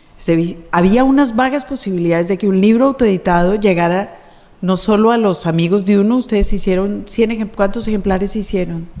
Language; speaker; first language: Spanish; native; Spanish